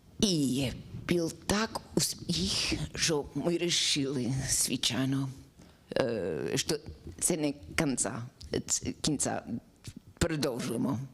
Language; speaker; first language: Ukrainian; non-native, learner; English